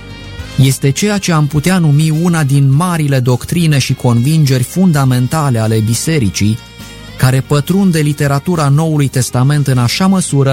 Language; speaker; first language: Romanian; native; Romanian